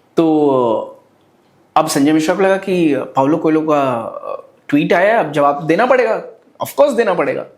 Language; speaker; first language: Hindi; non-native, local second language; Bhojpuri